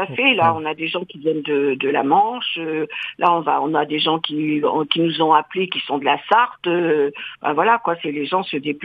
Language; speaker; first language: French; native; French